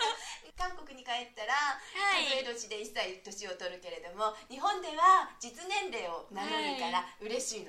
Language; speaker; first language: Japanese; native; Japanese